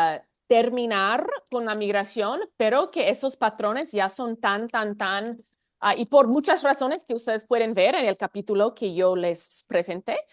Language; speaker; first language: Spanish; non-native, fluent; English